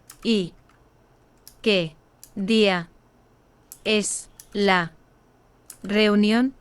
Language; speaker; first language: Spanish; non-native, learner; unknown